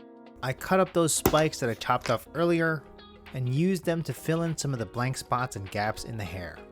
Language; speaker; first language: English; native; English